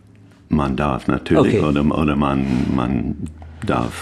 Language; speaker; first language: German; non-native, learner; English